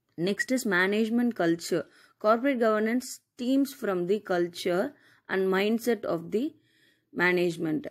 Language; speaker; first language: English; non-native, local second language; Tamil